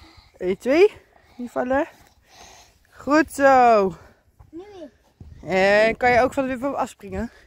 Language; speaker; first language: Dutch; native; Dutch